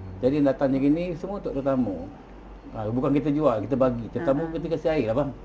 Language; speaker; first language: Malay; native; Malay